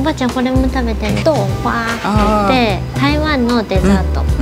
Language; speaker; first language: Japanese; non-native, fluent; Chinese